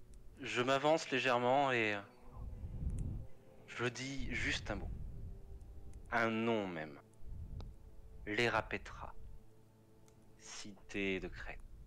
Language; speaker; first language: French; native; French